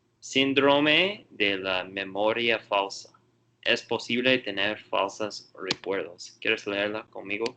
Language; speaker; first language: Spanish; non-native, learner; English